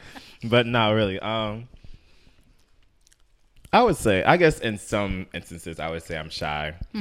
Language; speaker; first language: English; native; English